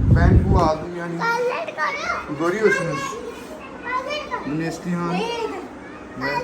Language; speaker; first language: Turkish; non-native, learner; Urdu